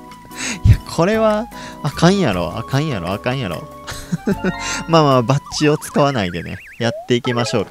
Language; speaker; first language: Japanese; native; Japanese